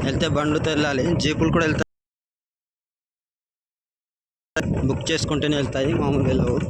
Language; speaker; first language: Telugu; native; Telugu